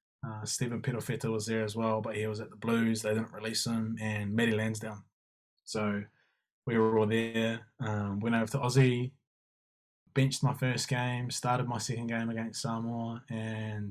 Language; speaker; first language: English; native; English